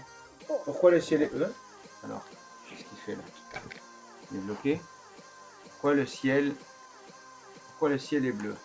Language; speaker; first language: French; native; French